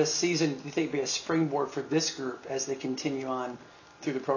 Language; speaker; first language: English; native; English